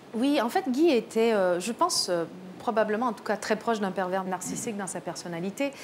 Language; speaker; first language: French; native; French